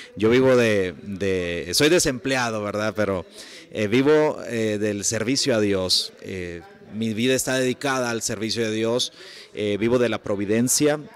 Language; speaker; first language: Spanish; native; Spanish